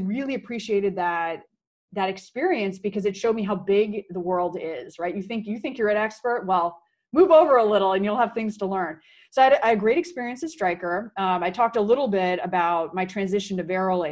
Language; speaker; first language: English; native; English